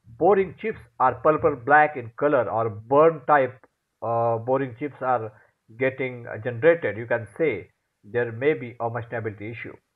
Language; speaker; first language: English; non-native, local second language; Marathi